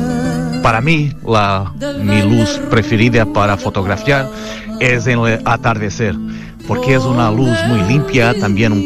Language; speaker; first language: Spanish; non-native, fluent; Portuguese